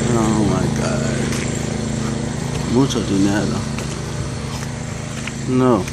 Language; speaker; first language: Spanish; non-native, learner; English